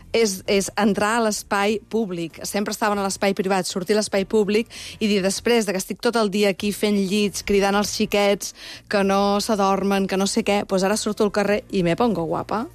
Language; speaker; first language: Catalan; native; Catalan